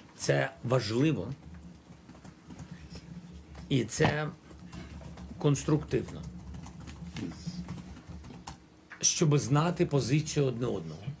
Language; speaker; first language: Ukrainian; non-native, local second language; Russian